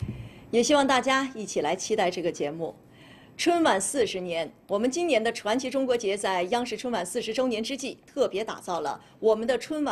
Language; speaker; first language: Chinese; native; Chinese